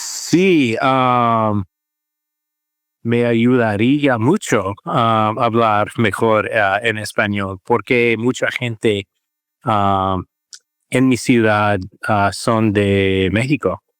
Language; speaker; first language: Spanish; non-native, learner; English